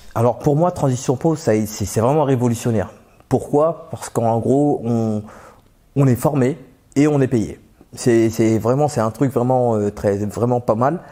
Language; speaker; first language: French; native; French